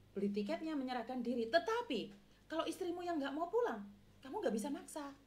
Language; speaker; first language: Indonesian; non-native, local second language; Javanese